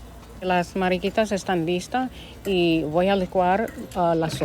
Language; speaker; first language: Spanish; early bilingual, heritage; Spanish